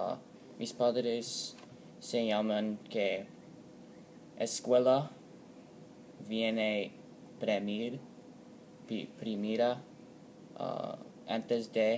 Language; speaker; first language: Spanish; non-native, learner; English